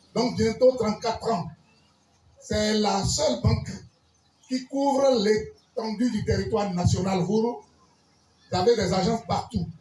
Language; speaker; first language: French; non-native, local second language; Yoruba